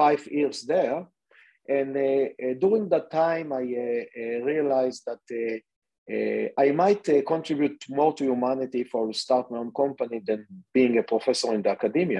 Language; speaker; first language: English; non-native, fluent; Hebrew